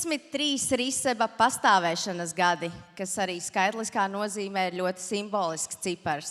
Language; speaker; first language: Latvian; native; Latvian